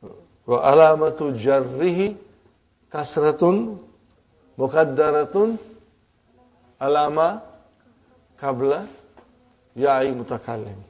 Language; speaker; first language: Arabic; non-native, fluent; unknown